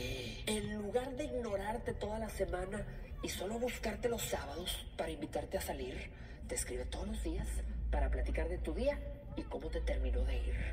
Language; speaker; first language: Spanish; native; Spanish